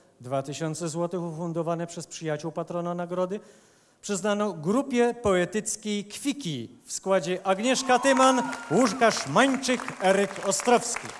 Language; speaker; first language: Polish; native; Polish